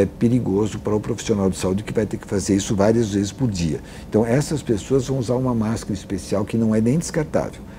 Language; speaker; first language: Portuguese; native; Portuguese